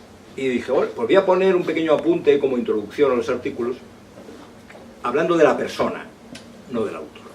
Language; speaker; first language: Spanish; native; Spanish